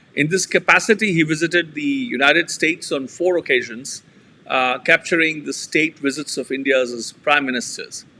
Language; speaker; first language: English; non-native, local second language; Punjabi